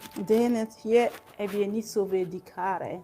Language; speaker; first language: Dutch; non-native, learner; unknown